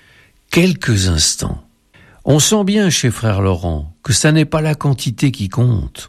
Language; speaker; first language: French; native; French